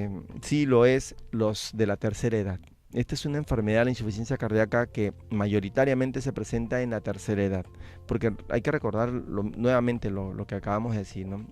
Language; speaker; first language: Spanish; native; Spanish